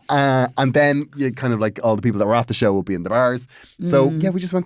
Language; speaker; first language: English; native; English